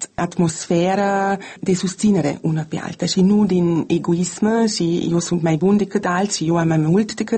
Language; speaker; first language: Romanian; non-native, learner; German